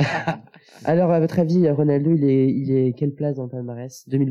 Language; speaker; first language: French; native; French